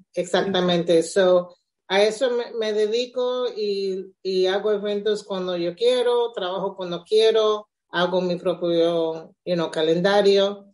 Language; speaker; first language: Spanish; early bilingual, heritage; Spanish